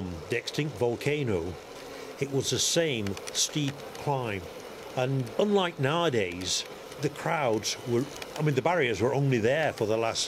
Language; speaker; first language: English; native; English